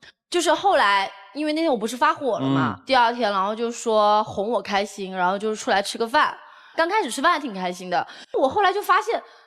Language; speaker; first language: Chinese; native; Chinese